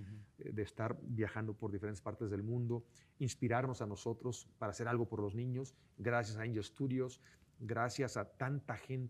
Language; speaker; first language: Spanish; native; Spanish